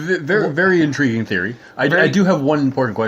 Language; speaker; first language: English; native; English